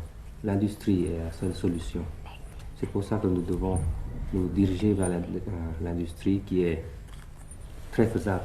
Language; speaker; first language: French; early bilingual, other home language; Thai